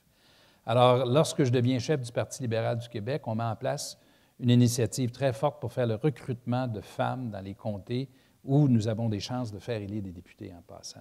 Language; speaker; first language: French; native; French